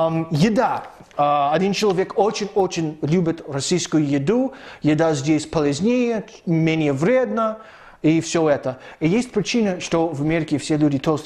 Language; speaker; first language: Russian; non-native, fluent; English